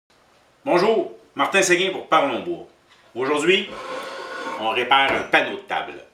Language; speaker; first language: French; native; French